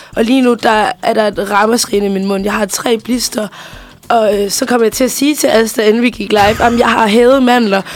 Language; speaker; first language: Danish; early bilingual, other home language; Spanish